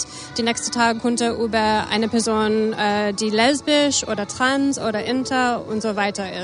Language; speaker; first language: German; non-native, learner; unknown